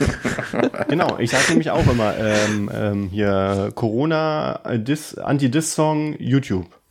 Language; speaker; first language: German; native; German